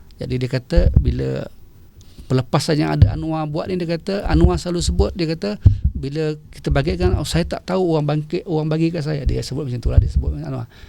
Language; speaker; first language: Malay; native; Malay